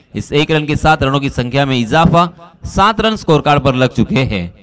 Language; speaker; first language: Hindi; non-native, local second language; Marathi